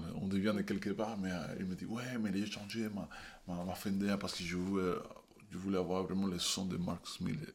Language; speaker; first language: French; non-native, fluent; Spanish